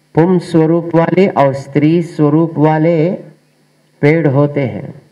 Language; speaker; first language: Hindi; non-native, local second language; Telugu